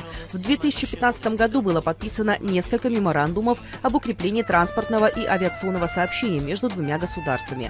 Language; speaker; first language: Russian; native; Russian